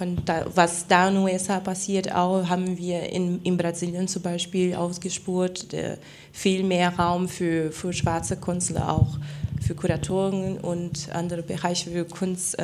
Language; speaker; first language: German; non-native, fluent; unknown